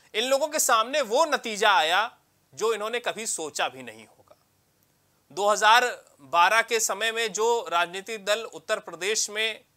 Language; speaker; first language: Hindi; native; Hindi